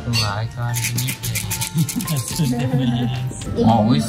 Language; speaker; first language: Japanese; native; Japanese